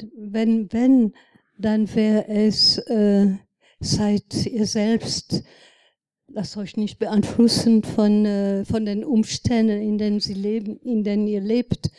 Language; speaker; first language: German; non-native, fluent; French